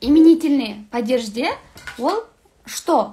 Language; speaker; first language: Russian; non-native, local second language; Kazakh